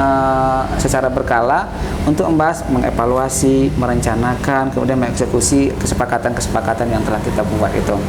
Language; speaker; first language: Indonesian; native; Indonesian